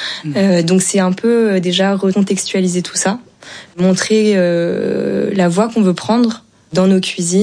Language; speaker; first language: French; early bilingual, other home language; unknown